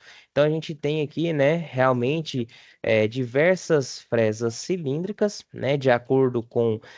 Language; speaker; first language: Portuguese; native; Portuguese